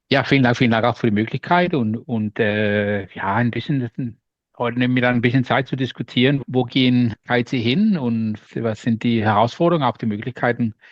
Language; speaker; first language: German; non-native, learner; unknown